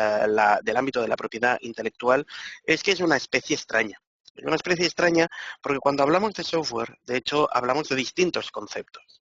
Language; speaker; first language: Spanish; native; Spanish